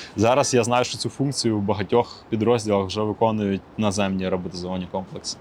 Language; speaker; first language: Ukrainian; non-native, local second language; Russian